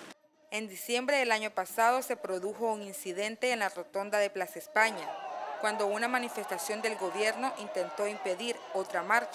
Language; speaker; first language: Spanish; native; Spanish